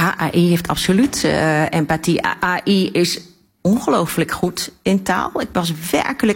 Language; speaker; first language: Dutch; native; Dutch